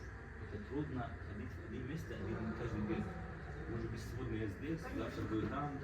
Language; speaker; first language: Russian; non-native, learner; Arabic